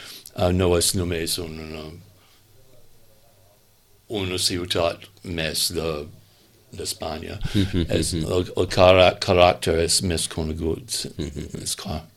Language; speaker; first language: Catalan; non-native, learner; English